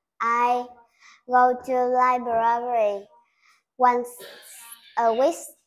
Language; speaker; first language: English; non-native, learner; Vietnamese